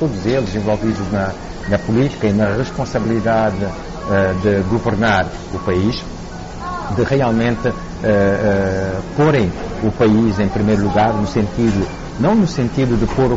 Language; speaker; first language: Portuguese; non-native, local second language; Upper Guinea Crioulo